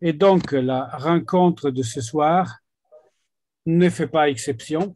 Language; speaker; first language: French; non-native, fluent; Italian